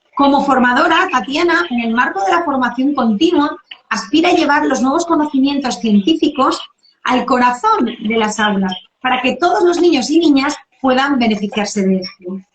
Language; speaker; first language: Spanish; native; Spanish